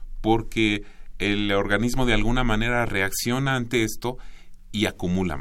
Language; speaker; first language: Spanish; native; Spanish